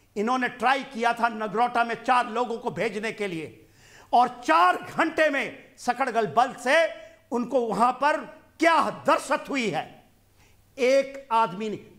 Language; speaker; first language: Hindi; non-native, local second language; Punjabi